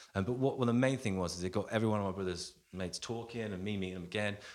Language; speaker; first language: English; native; English